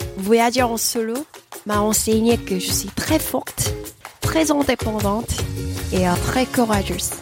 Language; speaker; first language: French; non-native, fluent; Korean